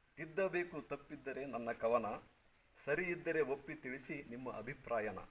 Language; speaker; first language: Kannada; native; Kannada